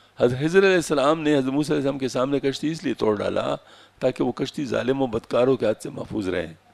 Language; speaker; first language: Urdu; non-native, local second language; Pashto